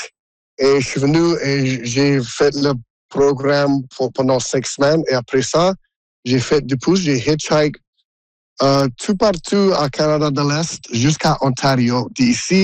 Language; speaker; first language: French; non-native, local second language; English